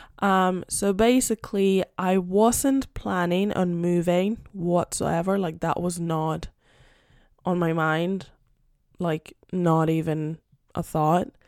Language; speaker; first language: English; non-native, fluent; Spanish